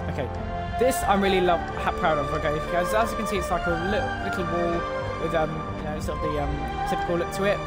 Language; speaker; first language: English; native; English